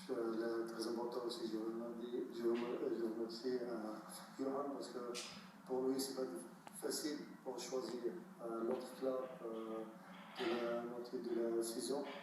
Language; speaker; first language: French; non-native, learner; Arabic